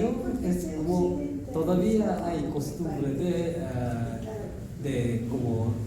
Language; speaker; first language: Spanish; non-native, learner; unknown